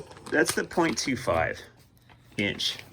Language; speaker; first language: English; native; English